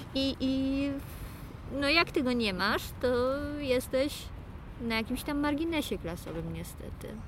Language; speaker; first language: Polish; native; Polish